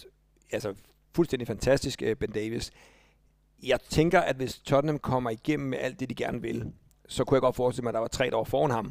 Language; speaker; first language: Danish; native; Danish